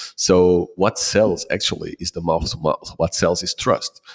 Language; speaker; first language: English; non-native, fluent; Portuguese